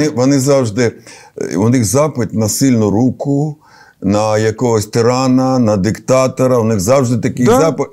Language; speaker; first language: Ukrainian; native; Ukrainian